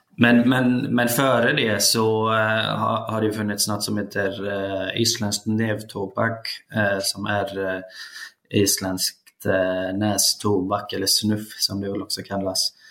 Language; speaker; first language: Swedish; early bilingual, other home language; Icelandic